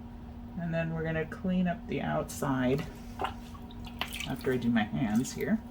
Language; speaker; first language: English; native; English